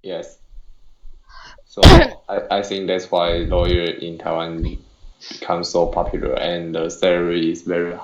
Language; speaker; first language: English; non-native, learner; Chinese